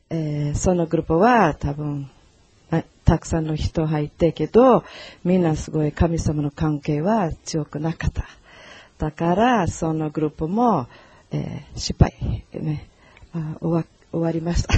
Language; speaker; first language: Japanese; non-native, learner; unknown